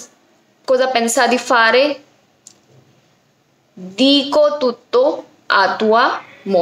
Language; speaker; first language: Italian; non-native, fluent; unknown